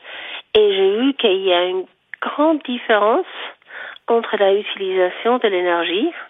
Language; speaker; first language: French; non-native, fluent; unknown